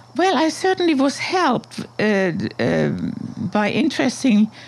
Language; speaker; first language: English; non-native, fluent; German